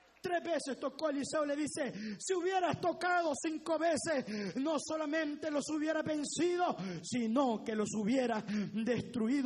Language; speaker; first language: Spanish; native; Spanish